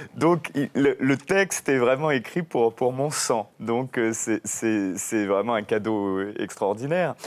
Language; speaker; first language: French; native; French